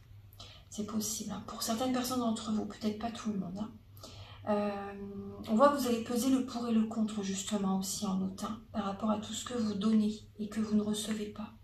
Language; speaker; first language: French; native; French